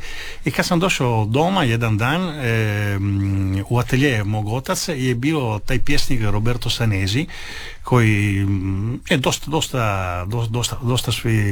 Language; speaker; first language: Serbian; early bilingual, heritage; Italian